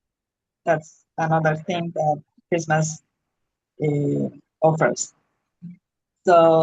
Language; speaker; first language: English; non-native, learner; Spanish